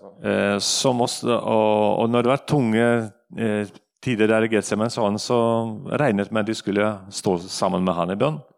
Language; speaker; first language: Norwegian; non-native, fluent; Russian